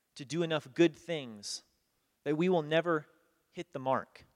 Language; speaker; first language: English; native; English